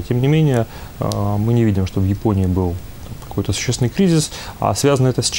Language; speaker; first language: Russian; native; Russian